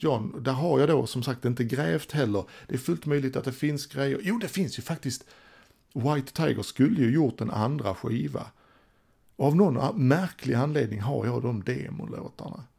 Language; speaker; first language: Swedish; native; Swedish